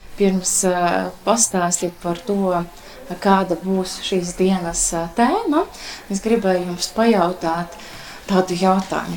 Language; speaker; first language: Latvian; non-native, local second language; Russian